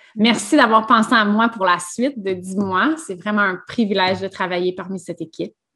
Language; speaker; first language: French; native; French